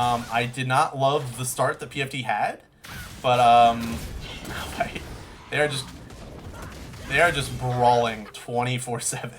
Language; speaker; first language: English; native; English